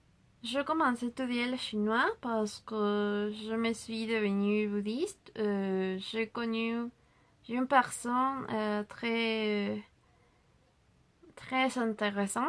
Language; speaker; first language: French; non-native, learner; Spanish